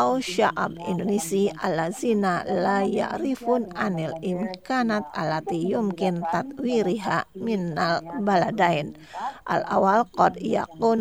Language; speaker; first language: Arabic; non-native, fluent; Indonesian